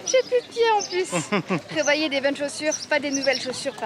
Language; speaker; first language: French; native; French